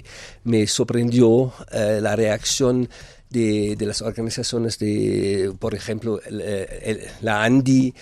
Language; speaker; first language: Spanish; non-native, fluent; German